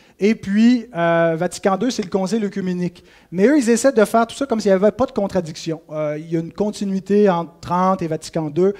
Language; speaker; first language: French; native; French